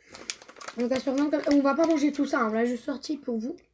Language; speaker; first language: French; native; French